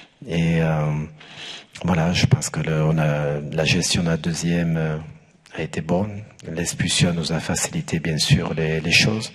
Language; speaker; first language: French; native; French